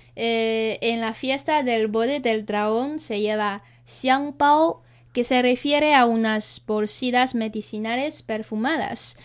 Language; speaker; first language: Spanish; non-native, fluent; Chinese